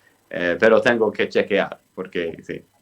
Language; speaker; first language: Spanish; non-native, fluent; English